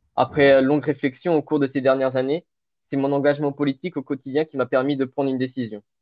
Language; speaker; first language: French; early bilingual, other home language; Portuguese